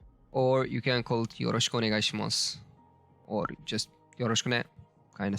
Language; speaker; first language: Japanese; non-native, learner; Turkish